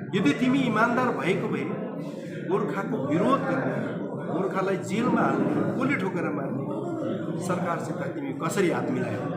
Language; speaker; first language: Nepali; native; Nepali